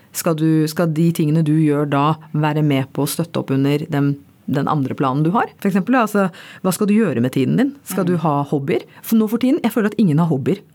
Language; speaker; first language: Norwegian; early bilingual, other home language; Bangla